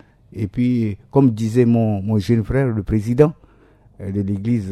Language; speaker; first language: French; non-native, local second language; Sango